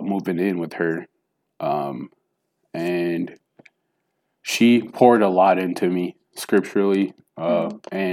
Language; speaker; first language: English; native; English